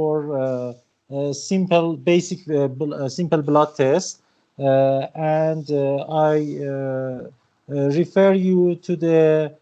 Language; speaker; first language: English; non-native, learner; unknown